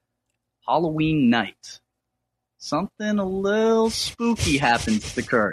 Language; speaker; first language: English; native; English